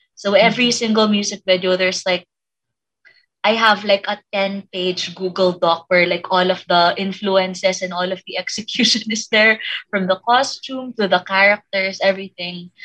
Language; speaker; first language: English; non-native, local second language; Filipino